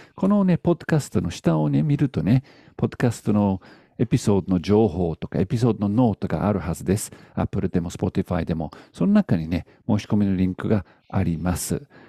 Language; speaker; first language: Japanese; non-native, fluent; English